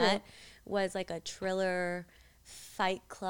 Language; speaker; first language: English; early bilingual, other home language; Spanish